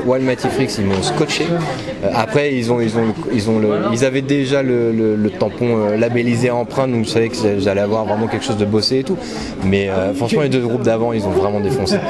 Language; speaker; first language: French; native; French